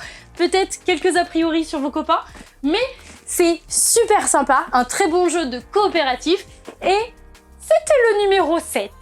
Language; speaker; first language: French; native; French